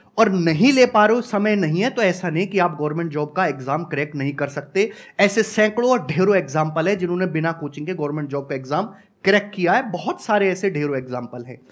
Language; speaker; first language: Hindi; native; Hindi